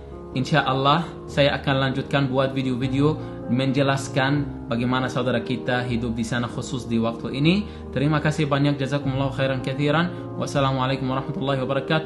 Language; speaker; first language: Indonesian; non-native, learner; Arabic